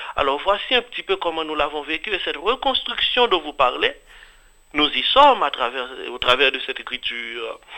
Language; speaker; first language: French; non-native, local second language; Haitian Creole